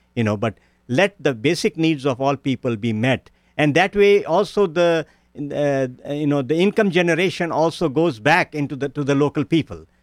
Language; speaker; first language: English; non-native, local second language; Punjabi